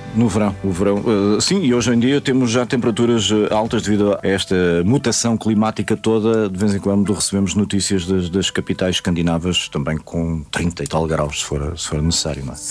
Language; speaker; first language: Portuguese; native; Portuguese